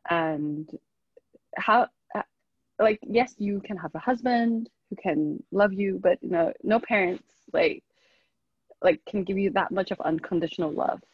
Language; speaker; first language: English; non-native, local second language; Chinese